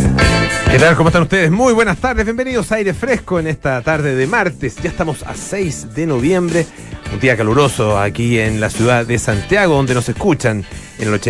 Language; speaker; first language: Spanish; native; Spanish